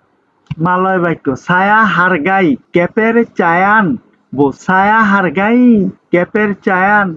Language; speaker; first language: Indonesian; non-native, fluent; Bangla